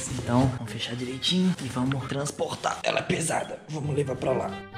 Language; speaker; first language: Portuguese; native; Portuguese